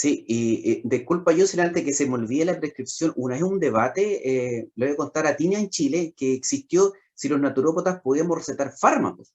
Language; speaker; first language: Spanish; native; Spanish